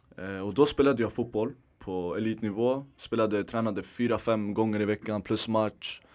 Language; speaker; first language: Swedish; native; Swedish